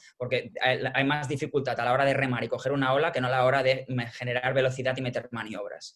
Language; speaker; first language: Spanish; native; Spanish